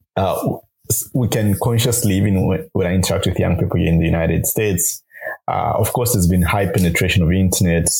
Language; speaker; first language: English; non-native, local second language; Bemba